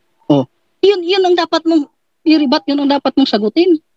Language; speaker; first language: Filipino; non-native, local second language; Cebuano